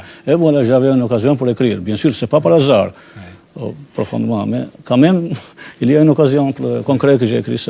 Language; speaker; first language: French; non-native, fluent; Albanian